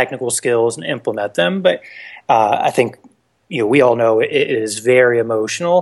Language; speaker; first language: English; native; English